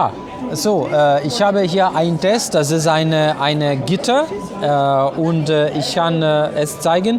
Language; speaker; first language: German; non-native, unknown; Italian